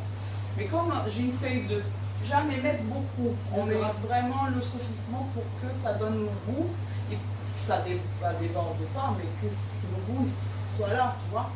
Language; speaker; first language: French; non-native, fluent; Portuguese